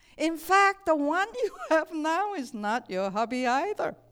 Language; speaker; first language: English; non-native, fluent; Korean